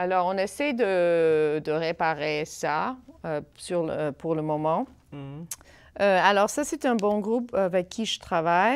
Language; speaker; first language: French; non-native, fluent; English